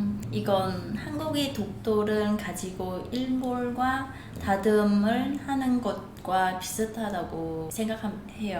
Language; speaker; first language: Korean; non-native, fluent; Vietnamese